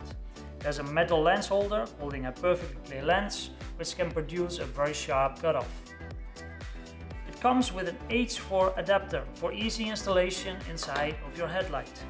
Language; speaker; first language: English; non-native, fluent; Dutch